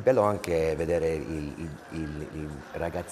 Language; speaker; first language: Italian; early bilingual, heritage; English